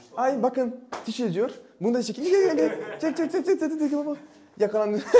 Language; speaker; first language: Turkish; early bilingual, heritage; Turkish